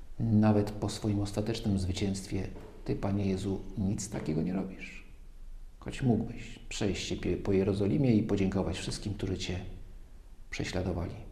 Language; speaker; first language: Polish; native; Polish